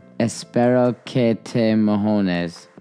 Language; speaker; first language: Spanish; non-native, learner; English